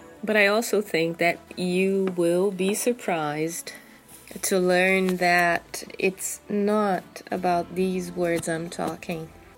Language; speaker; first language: English; non-native, fluent; Portuguese